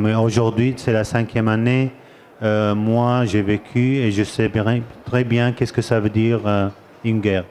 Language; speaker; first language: French; non-native, learner; Armenian